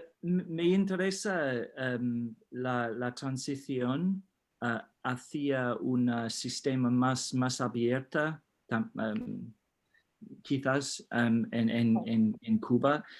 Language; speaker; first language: Spanish; non-native, learner; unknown